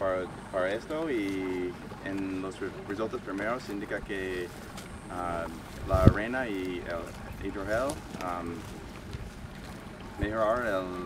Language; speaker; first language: Spanish; non-native, fluent; English